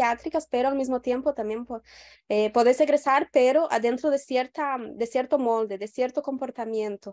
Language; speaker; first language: Spanish; non-native, fluent; Portuguese